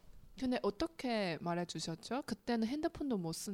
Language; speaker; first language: Korean; non-native, fluent; Chinese